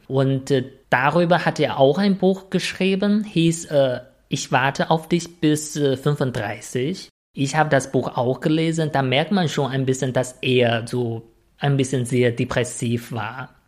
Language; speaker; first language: German; non-native, fluent; Chinese